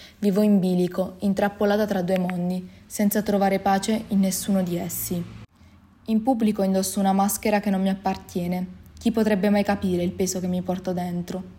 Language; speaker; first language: Italian; early bilingual, other home language; Albanian